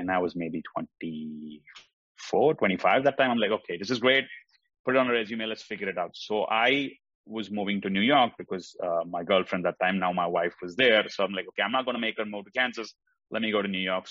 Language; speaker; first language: English; non-native, local second language; Tamil